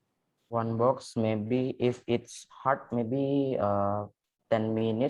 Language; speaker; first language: English; non-native, learner; Indonesian